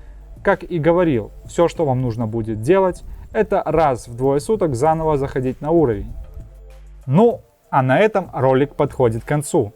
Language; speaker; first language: Russian; native; Russian